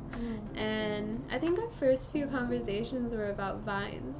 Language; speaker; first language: English; native; English